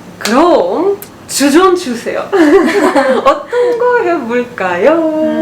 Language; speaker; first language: Korean; non-native, learner; Russian